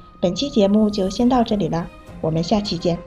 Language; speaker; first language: Chinese; native; Chinese